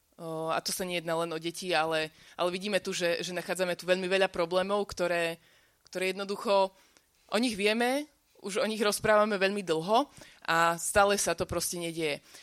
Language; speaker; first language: Slovak; native; Slovak